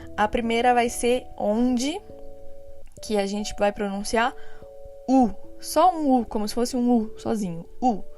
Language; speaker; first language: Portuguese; native; Portuguese